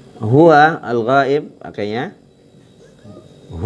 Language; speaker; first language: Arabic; non-native, fluent; Indonesian